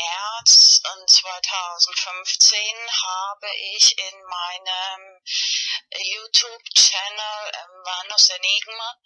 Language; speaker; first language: German; non-native, learner; Spanish